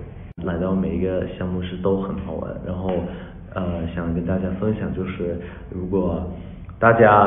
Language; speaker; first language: Chinese; early bilingual, heritage; Chinese